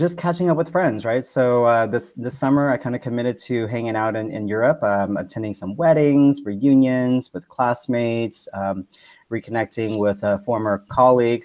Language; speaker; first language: English; early bilingual, other home language; Vietnamese